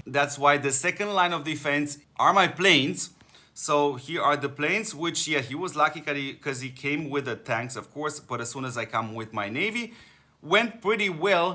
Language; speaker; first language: English; non-native, fluent; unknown